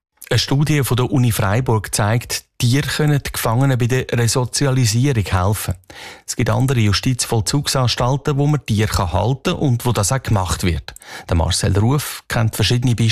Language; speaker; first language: German; native; German